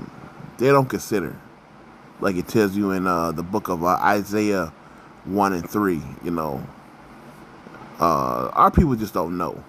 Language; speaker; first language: English; native; English